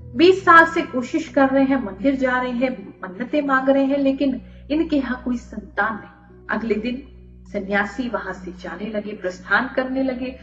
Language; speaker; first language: Hindi; native; Hindi